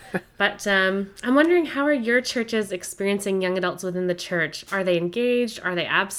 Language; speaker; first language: English; native; English